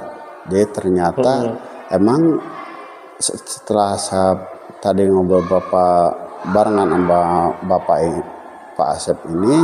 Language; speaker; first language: Indonesian; native; Indonesian